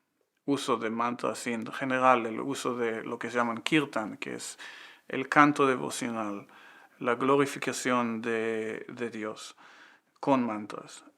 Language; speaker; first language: Spanish; non-native, fluent; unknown